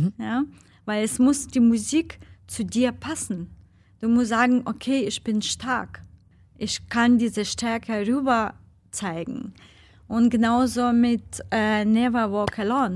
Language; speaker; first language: German; non-native, fluent; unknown